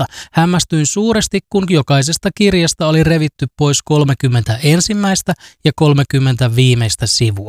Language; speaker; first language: Finnish; native; Finnish